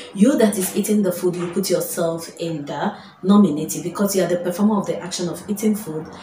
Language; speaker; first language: English; non-native, local second language; Igbo